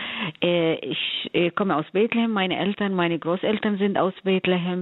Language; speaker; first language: German; non-native, fluent; Arabic